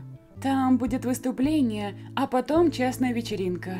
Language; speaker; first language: Russian; native; Russian